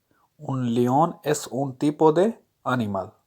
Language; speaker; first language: Spanish; non-native, fluent; Urdu